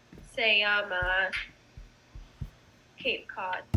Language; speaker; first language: Spanish; non-native, learner; English